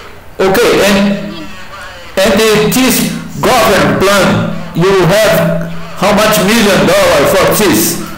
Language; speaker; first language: English; non-native, learner; Portuguese